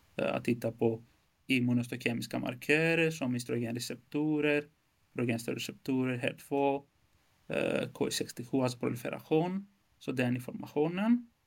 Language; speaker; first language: Swedish; non-native, fluent; Greek